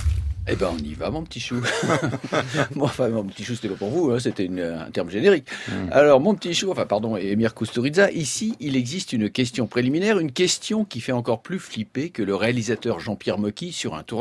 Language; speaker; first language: French; native; French